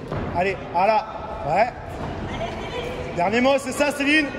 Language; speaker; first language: French; native; French